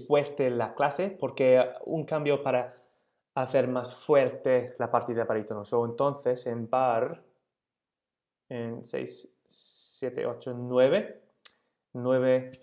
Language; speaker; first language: Spanish; non-native, fluent; English